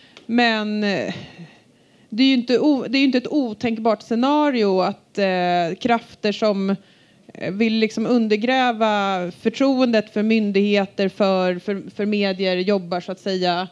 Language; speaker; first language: Swedish; native; Swedish